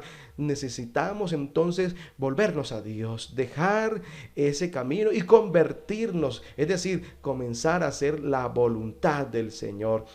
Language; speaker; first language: Spanish; native; Spanish